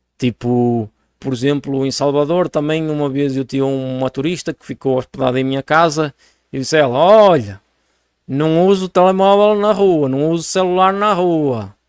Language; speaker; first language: Portuguese; native; Portuguese